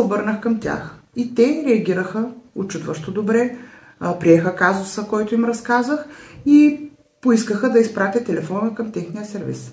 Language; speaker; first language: Bulgarian; native; Bulgarian